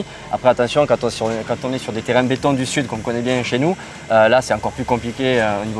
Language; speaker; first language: French; native; French